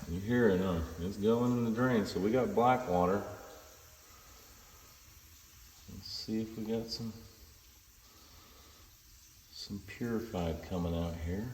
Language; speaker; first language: English; native; English